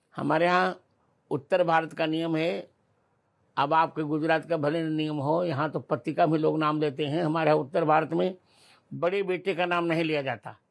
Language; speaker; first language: Hindi; native; Hindi